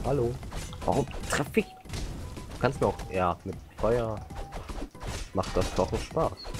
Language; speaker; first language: German; native; German